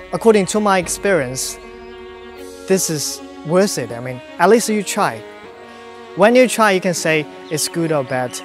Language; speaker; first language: English; non-native, learner; Chinese